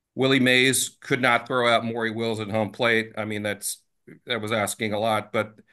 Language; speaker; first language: English; native; English